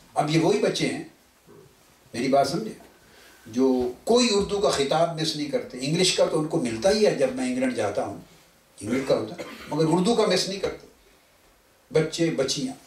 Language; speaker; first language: Urdu; non-native, local second language; Punjabi